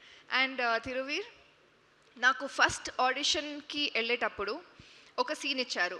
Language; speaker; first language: Telugu; non-native, local second language; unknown